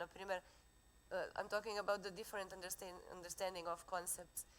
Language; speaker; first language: English; non-native, fluent; Slovenian